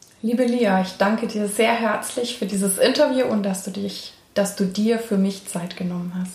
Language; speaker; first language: German; native; German